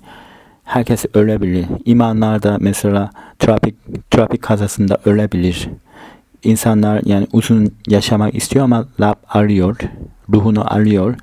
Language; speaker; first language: Turkish; non-native, fluent; Korean